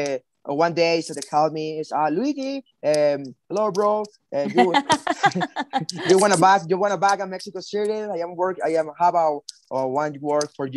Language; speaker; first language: English; non-native, learner; Spanish